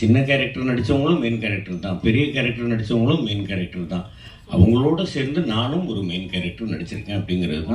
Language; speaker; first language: Tamil; native; Tamil